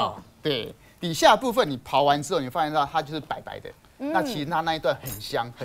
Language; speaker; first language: Chinese; native; Chinese